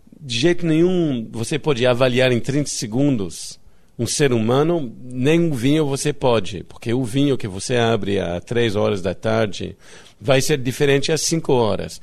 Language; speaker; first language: Portuguese; non-native, fluent; English